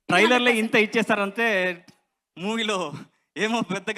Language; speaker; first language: Telugu; non-native, learner; Kannada